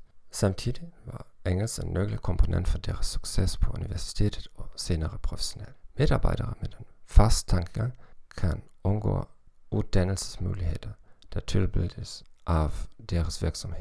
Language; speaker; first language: Danish; non-native, fluent; German